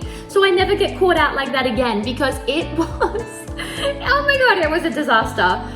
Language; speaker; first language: English; native; English